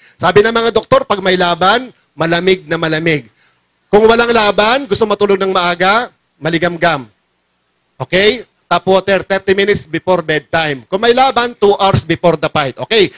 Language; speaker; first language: Filipino; non-native, local second language; Bikol